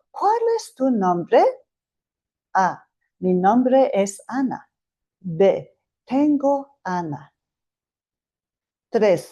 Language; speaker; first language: Spanish; non-native, fluent; Mongolian